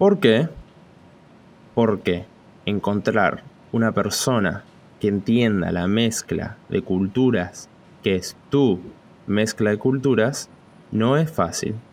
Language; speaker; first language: Spanish; early bilingual, heritage; Spanish